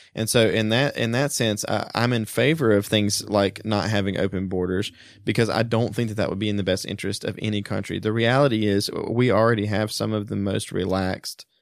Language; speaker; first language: English; early bilingual, other home language; German